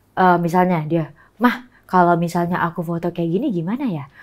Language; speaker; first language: Indonesian; native; Indonesian